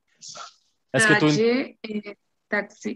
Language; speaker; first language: French; non-native, learner; Spanish